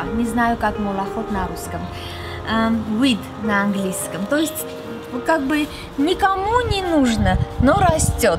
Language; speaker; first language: Russian; non-native, local second language; Armenian